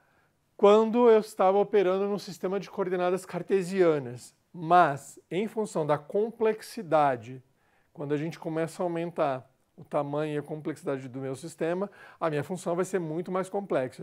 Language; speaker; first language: Portuguese; native; Portuguese